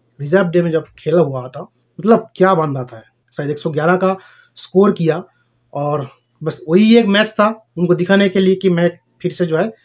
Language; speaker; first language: Hindi; non-native, local second language; Bangla